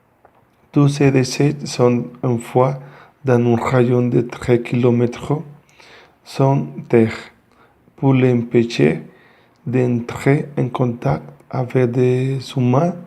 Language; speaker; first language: French; non-native, learner; Spanish